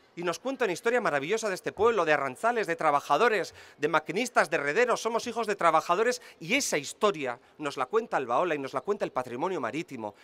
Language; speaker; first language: Spanish; native; Spanish